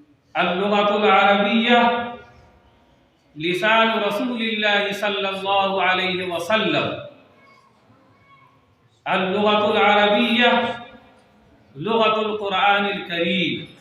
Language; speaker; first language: Arabic; non-native, fluent; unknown